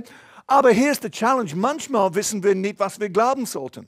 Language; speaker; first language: German; non-native, fluent; English